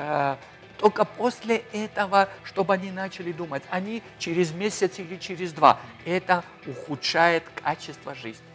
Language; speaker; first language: Russian; non-native, fluent; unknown